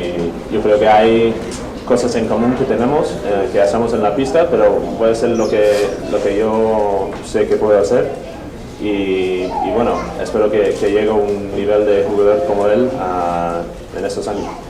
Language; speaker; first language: Spanish; non-native, fluent; English